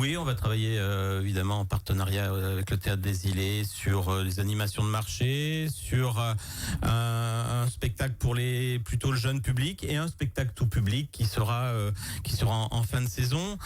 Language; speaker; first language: French; native; French